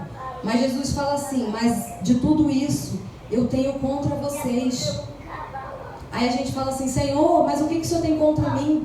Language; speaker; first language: Portuguese; native; Portuguese